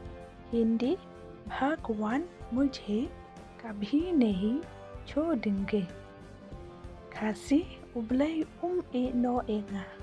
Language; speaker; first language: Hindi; non-native, local second language; Khasi